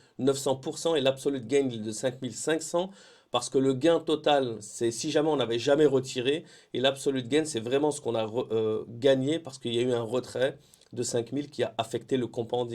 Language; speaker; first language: French; native; French